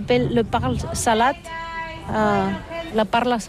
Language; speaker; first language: French; non-native, learner; Catalan